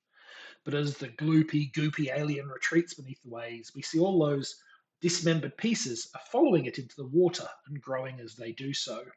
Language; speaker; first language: English; native; English